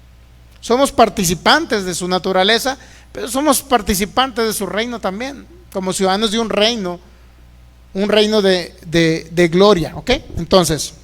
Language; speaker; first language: Spanish; native; Spanish